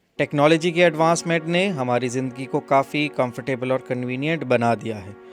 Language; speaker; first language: Hindi; native; Hindi